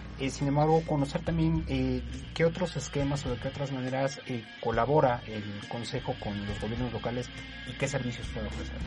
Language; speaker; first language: Spanish; native; Spanish